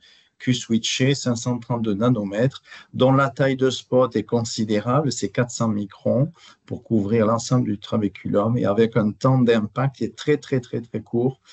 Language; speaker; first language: French; native; French